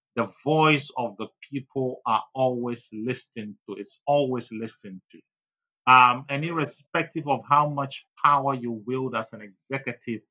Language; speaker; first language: English; non-native, local second language; Ewe